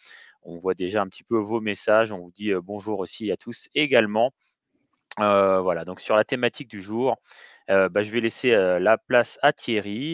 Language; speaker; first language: French; native; French